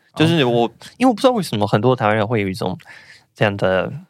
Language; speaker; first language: Chinese; non-native, fluent; Russian